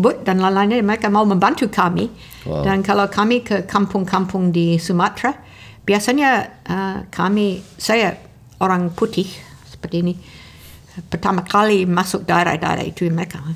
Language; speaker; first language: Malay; non-native, fluent; English